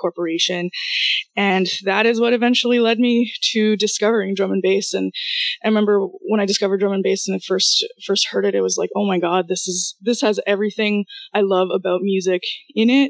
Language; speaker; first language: English; non-native, fluent; Russian